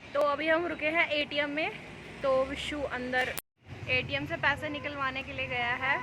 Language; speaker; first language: Hindi; native; Hindi